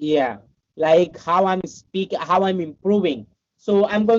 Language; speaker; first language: English; non-native, learner; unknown